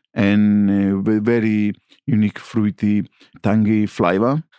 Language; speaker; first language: English; non-native, learner; Italian